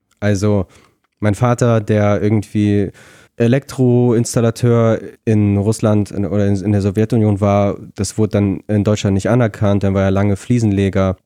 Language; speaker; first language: German; early bilingual, other home language; Russian